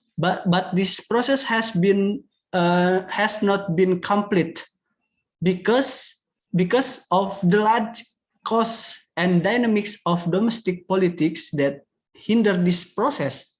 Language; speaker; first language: English; non-native, learner; Indonesian